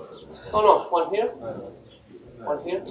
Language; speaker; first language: English; non-native, learner; Italian